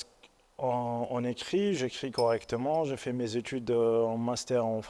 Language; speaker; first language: French; non-native, local second language; Arabic